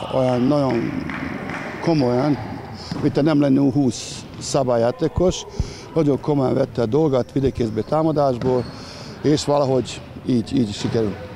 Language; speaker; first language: Hungarian; non-native, fluent; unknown